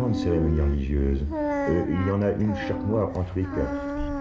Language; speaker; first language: French; native; French